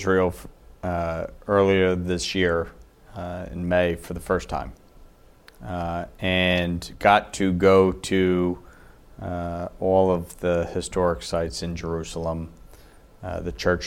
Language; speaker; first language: English; native; English